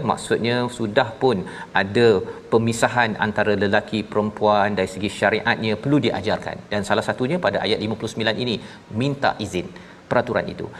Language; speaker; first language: Malay; native; Malay